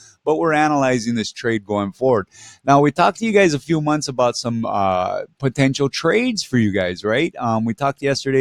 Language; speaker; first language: English; native; English